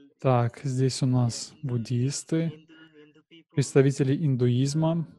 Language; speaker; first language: Russian; non-native, learner; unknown